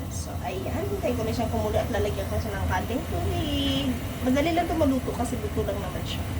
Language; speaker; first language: Filipino; non-native, local second language; Cebuano